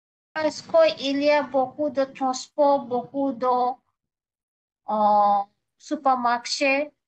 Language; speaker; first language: French; non-native, learner; Bangla